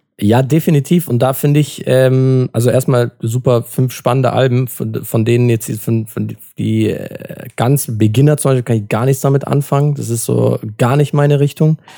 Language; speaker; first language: German; early bilingual, other home language; Turkish